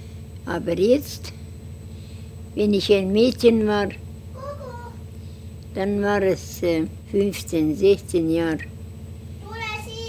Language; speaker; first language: German; non-native, learner; Estonian